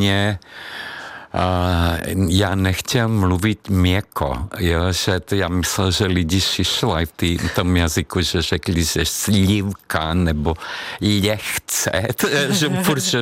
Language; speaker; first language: Czech; non-native, fluent; Hungarian